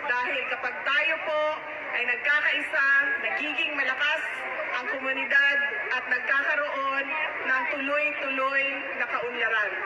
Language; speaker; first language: Filipino; non-native, local second language; Cebuano